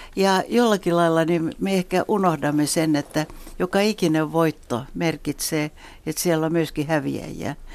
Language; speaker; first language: Finnish; non-native, local second language; Swedish